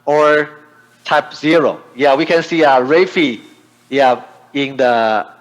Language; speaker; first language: English; non-native, fluent; Chinese